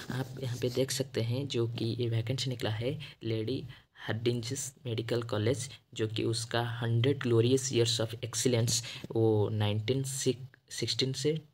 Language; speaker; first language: Hindi; non-native, local second language; Odia